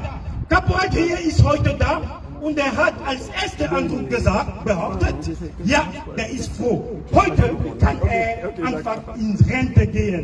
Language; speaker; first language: German; non-native, fluent; French